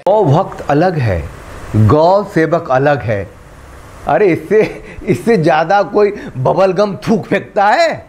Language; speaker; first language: Hindi; native; Hindi